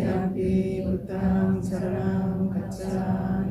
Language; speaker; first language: Korean; native; Korean